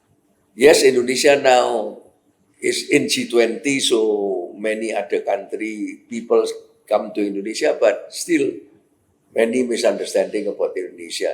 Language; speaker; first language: English; non-native, fluent; Indonesian